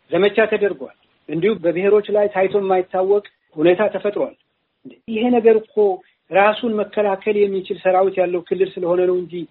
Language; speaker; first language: Amharic; non-native, local second language; Tigrinya